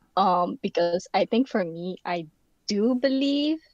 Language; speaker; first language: English; non-native, fluent; Dutch